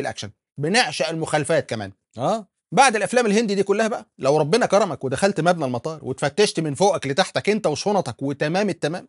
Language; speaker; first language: Arabic; native; Arabic